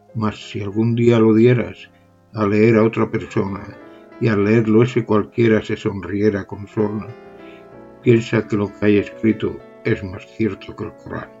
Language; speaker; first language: Spanish; non-native, local second language; Catalan